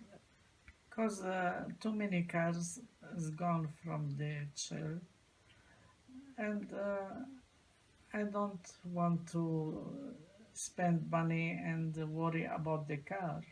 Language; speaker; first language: English; non-native, learner; Arabic